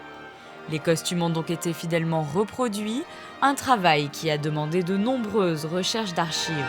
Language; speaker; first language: French; native; French